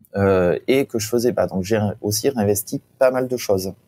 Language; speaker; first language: French; native; French